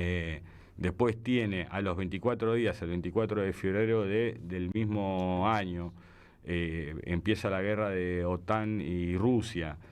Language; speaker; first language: Spanish; native; Spanish